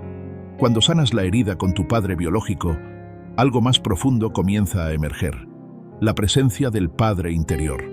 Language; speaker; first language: Spanish; native; Spanish